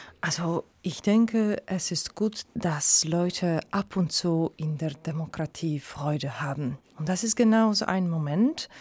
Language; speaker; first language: German; non-native, fluent; Polish